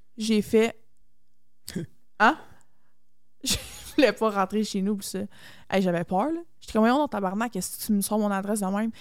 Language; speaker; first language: French; native; French